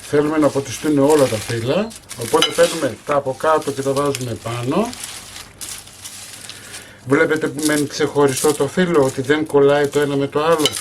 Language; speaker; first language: Greek; native; Greek